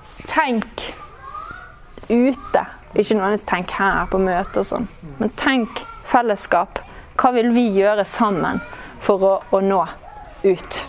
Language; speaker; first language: Norwegian; native; Norwegian